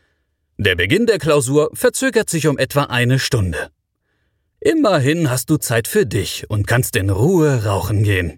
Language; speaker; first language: German; native; German